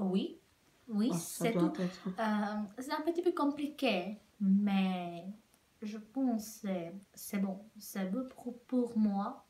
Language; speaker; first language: French; non-native, learner; Czech